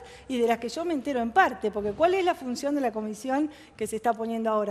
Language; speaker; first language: Spanish; native; Spanish